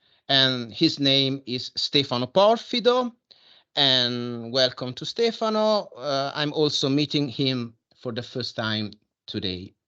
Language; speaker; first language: English; non-native, fluent; Italian